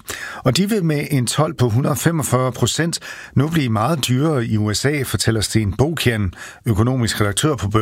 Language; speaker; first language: Danish; native; Danish